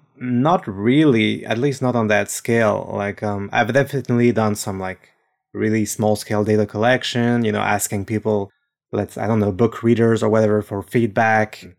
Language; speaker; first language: English; non-native, fluent; French